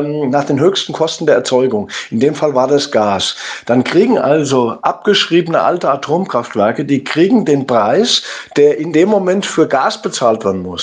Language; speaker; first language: German; native; German